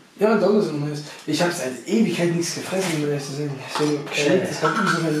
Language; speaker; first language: German; native; German